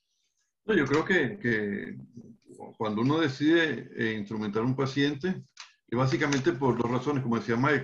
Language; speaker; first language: Spanish; native; Spanish